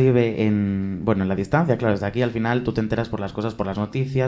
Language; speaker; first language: Spanish; native; Spanish